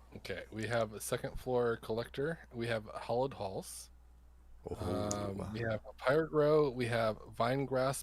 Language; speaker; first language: English; native; English